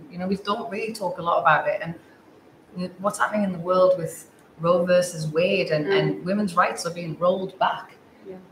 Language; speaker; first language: English; native; English